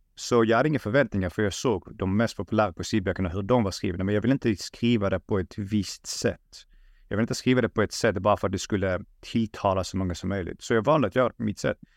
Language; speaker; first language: Swedish; early bilingual, other home language; Russian